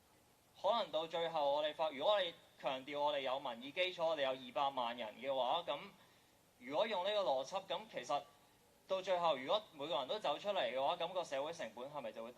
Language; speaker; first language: Cantonese; native; Cantonese